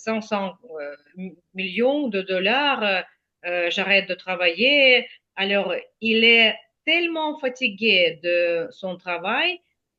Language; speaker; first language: French; non-native, fluent; Ukrainian